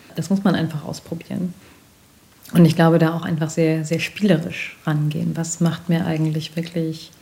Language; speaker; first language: German; native; German